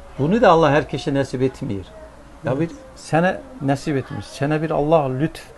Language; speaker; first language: Turkish; early bilingual, heritage; Turkish